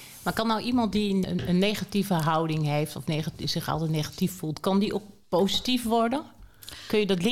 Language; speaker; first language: Dutch; native; Dutch